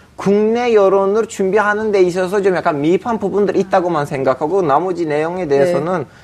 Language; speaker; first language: Korean; non-native, fluent; Turkish